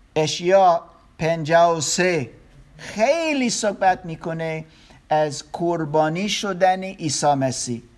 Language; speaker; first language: Persian; non-native, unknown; German